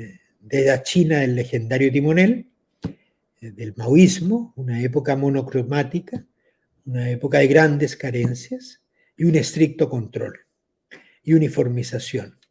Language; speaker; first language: Spanish; native; Spanish